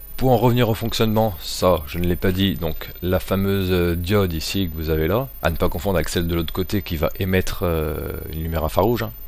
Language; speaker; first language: French; native; French